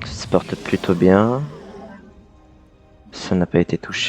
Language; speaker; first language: French; native; French